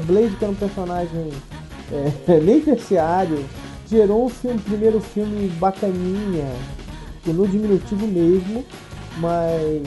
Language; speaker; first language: Portuguese; native; Portuguese